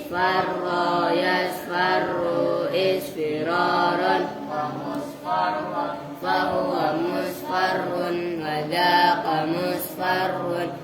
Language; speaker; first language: Arabic; non-native, learner; Indonesian